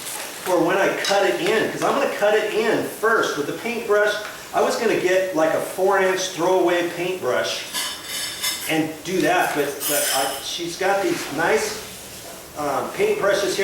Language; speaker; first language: English; native; English